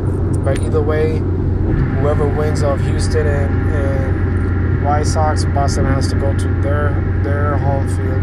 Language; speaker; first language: English; non-native, fluent; Spanish